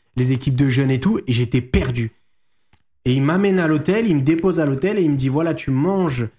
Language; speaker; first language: French; native; French